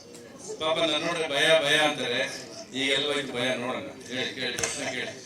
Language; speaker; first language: Kannada; native; Kannada